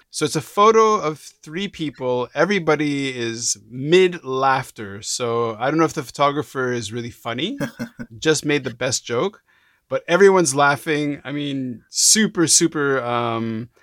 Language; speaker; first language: English; native; English